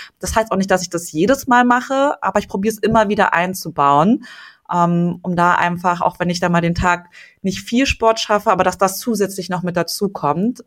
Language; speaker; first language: German; native; German